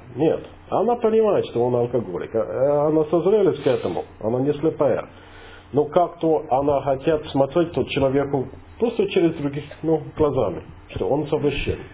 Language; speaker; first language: Russian; non-native, fluent; English